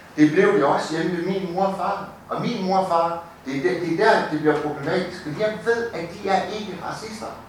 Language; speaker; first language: Danish; native; Danish